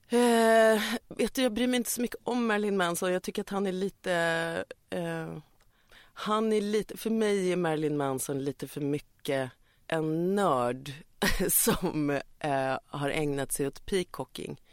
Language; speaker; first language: Swedish; native; Swedish